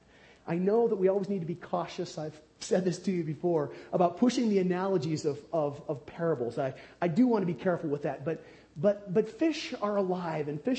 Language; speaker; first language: English; native; English